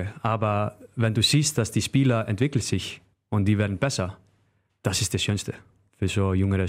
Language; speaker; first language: German; non-native, fluent; Icelandic